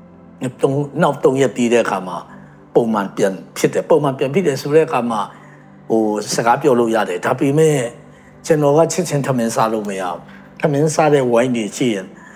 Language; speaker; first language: Burmese; non-native, local second language; Tedim Chin